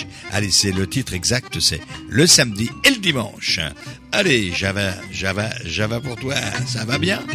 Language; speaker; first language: French; native; French